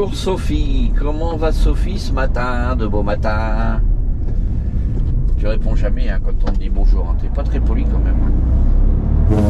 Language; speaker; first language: French; native; French